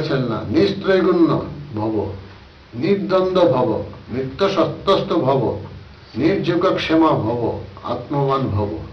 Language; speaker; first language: Russian; non-native, learner; Bangla